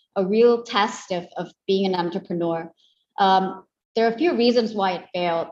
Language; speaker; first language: English; non-native, fluent; Indonesian